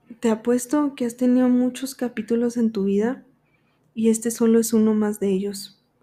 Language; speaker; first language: Spanish; early bilingual, heritage; Spanish